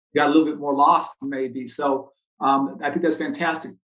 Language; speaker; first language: English; native; English